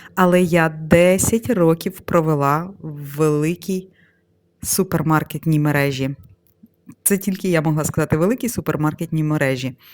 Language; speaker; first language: Ukrainian; non-native, local second language; Russian